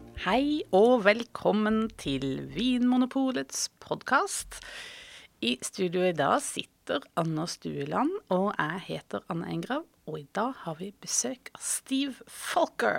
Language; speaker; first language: Norwegian; native; Norwegian